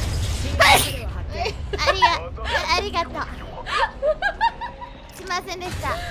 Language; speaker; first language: Japanese; non-native, fluent; English